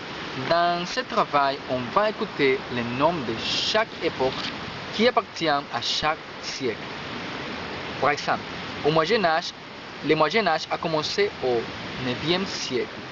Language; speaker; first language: French; non-native, learner; Spanish